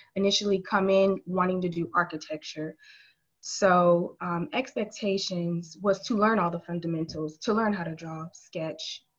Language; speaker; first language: English; native; English